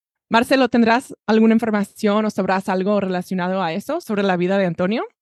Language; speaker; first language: Spanish; non-native, fluent; English